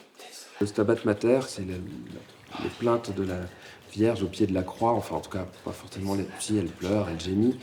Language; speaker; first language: French; native; French